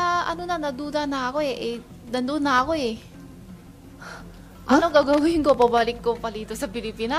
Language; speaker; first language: Filipino; non-native, learner; Chinese